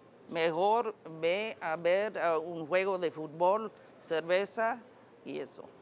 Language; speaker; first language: Spanish; non-native, fluent; English